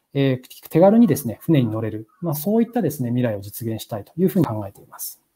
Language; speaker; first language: Japanese; native; Japanese